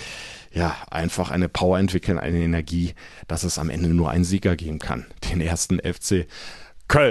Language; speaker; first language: German; native; German